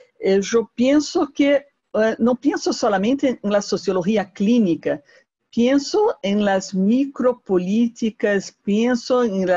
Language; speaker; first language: Spanish; non-native, fluent; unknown